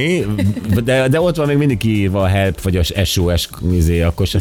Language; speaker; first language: Hungarian; native; Hungarian